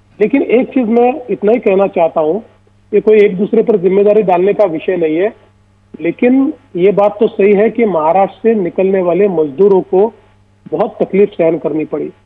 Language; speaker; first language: Hindi; non-native, local second language; Marathi